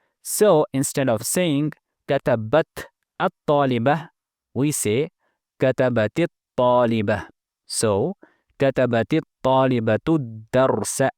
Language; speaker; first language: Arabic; non-native, fluent; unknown